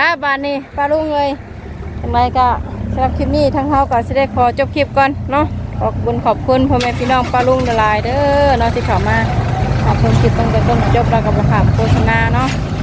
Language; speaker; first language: Thai; native; Thai